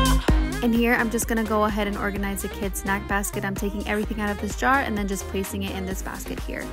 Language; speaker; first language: English; native; English